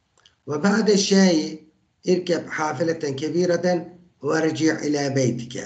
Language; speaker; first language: Arabic; non-native, fluent; Turkish